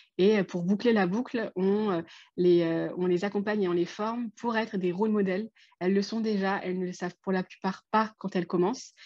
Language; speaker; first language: French; native; French